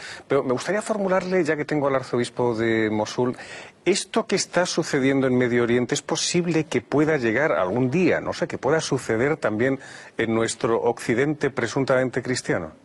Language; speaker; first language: Spanish; native; Spanish